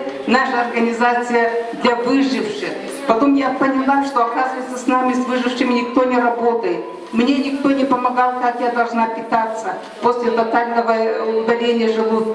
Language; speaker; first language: Russian; native; Russian